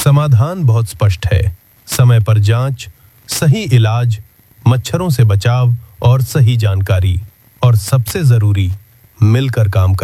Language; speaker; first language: Hindi; native; Hindi